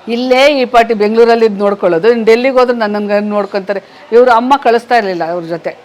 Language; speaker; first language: Kannada; native; Kannada